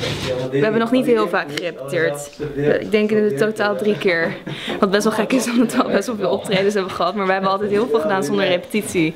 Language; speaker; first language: Dutch; native; Dutch